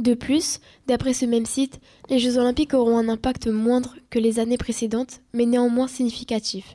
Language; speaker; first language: French; native; French